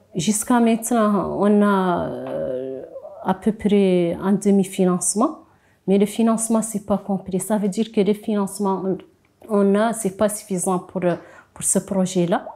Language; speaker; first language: French; non-native, local second language; Arabic